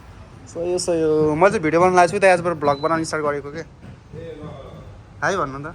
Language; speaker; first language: Nepali; native; Nepali